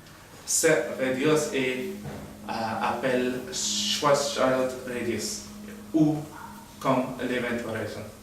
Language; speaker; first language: French; non-native, learner; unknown